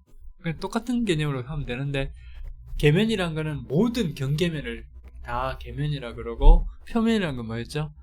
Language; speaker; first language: Korean; native; Korean